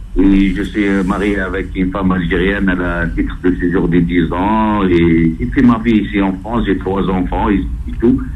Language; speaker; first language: French; non-native, local second language; Arabic